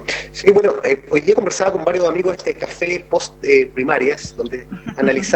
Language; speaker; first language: Spanish; native; Spanish